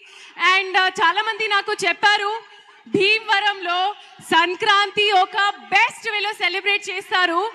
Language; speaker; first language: Telugu; non-native, learner; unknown